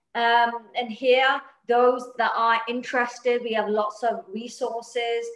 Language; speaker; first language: English; native; English